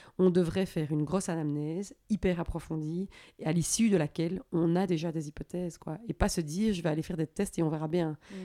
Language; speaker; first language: French; native; French